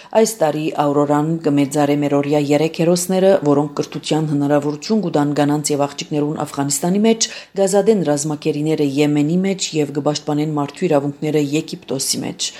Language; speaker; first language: Armenian; early bilingual, heritage; Armenian